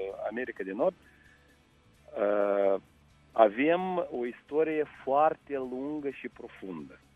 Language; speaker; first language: Romanian; non-native, local second language; Russian